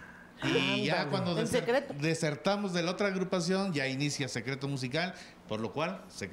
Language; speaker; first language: Spanish; native; Spanish